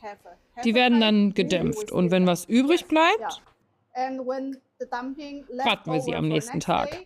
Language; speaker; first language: German; non-native, fluent; Chinese